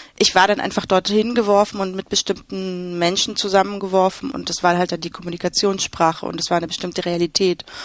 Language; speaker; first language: German; native; German